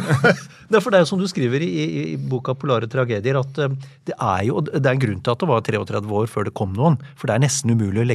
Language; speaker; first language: Norwegian; native; Norwegian